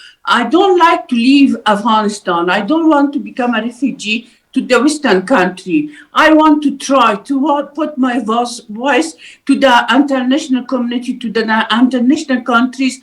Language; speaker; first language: English; non-native, learner; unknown